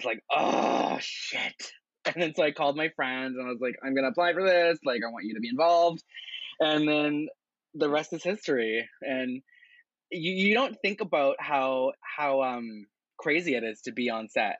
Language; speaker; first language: English; native; English